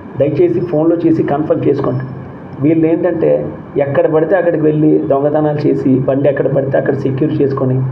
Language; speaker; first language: Telugu; native; Telugu